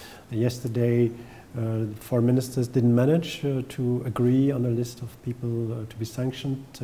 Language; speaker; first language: English; non-native, fluent; German